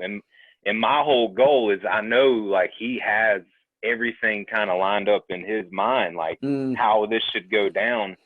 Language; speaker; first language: English; native; English